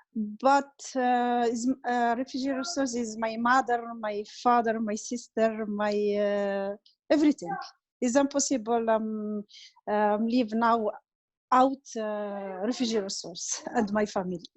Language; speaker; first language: English; non-native, learner; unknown